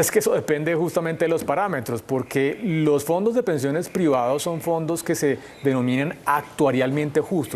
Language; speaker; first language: Spanish; native; Spanish